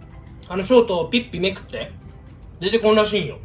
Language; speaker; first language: Japanese; native; Japanese